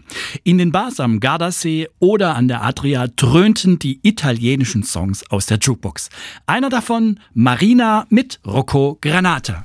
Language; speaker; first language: German; native; German